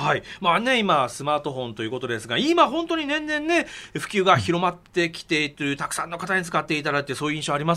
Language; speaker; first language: Japanese; native; Japanese